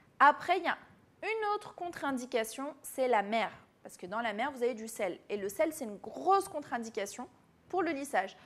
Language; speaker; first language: French; early bilingual, other home language; Arabic